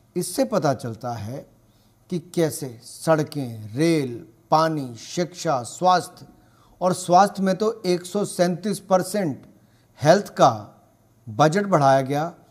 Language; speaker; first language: Hindi; native; Hindi